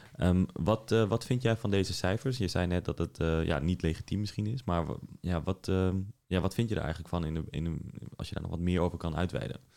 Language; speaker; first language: Dutch; early bilingual, other home language; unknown